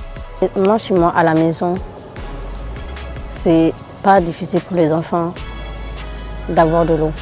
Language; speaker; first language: French; non-native, local second language; Fula